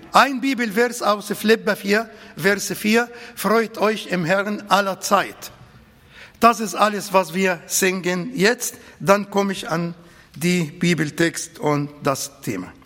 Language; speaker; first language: German; non-native, fluent; Arabic